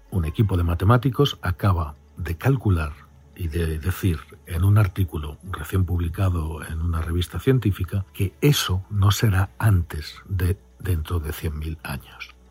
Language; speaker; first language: Spanish; native; Spanish